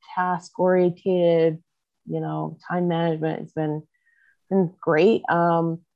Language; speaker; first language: English; native; English